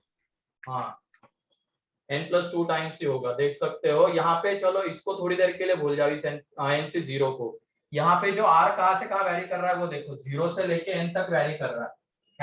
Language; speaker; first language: Hindi; native; Hindi